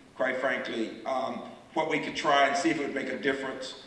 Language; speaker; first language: English; native; English